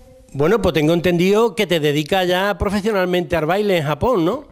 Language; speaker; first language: Spanish; native; Spanish